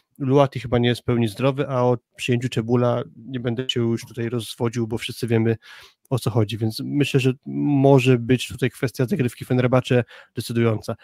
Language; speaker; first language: Polish; native; Polish